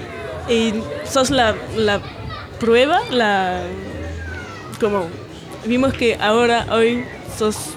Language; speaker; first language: Spanish; non-native, fluent; French